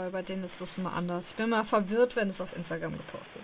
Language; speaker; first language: German; native; German